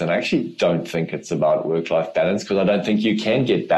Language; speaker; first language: English; native; English